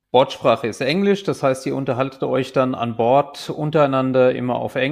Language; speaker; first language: German; native; German